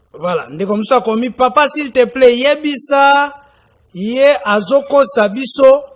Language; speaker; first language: Lingala; native; Lingala